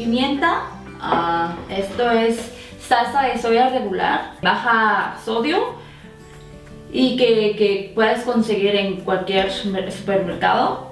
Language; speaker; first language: Spanish; non-native, fluent; Korean